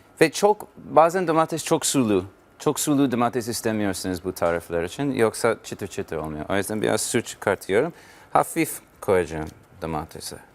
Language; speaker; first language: Turkish; non-native, learner; English